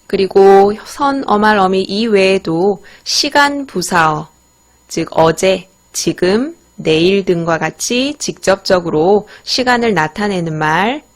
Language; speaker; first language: Korean; native; Korean